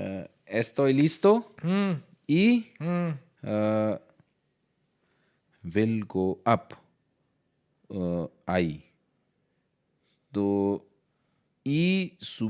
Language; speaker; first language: Spanish; non-native, learner; Hindi